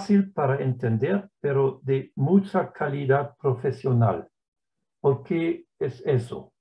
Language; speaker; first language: Spanish; non-native, fluent; German